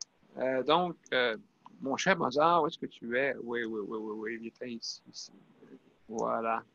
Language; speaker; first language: French; native; French